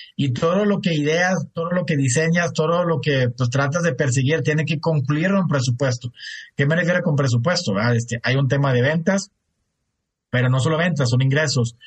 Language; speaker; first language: Spanish; non-native, fluent; German